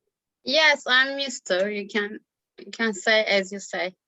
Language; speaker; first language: English; non-native, fluent; Turkish